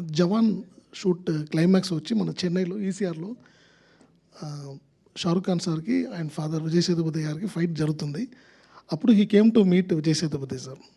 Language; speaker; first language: Telugu; non-native, fluent; Tamil